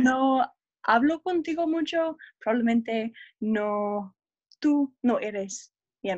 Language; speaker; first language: Spanish; non-native, learner; English